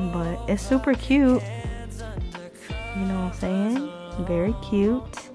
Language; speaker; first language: English; native; English